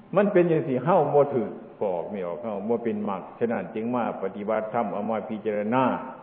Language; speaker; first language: Thai; non-native, local second language; Northeastern Thai